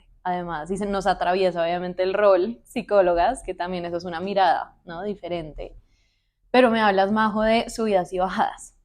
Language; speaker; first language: Spanish; native; Spanish